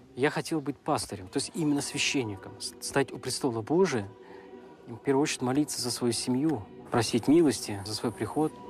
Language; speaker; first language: Russian; non-native, local second language; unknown